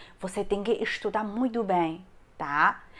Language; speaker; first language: Portuguese; non-native, learner; Chinese